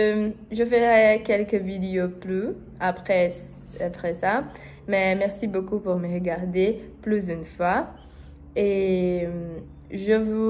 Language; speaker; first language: French; non-native, learner; Portuguese